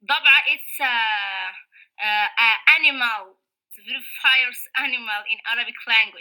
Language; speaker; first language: English; non-native, learner; Arabic